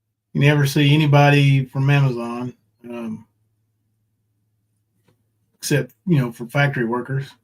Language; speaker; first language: English; native; English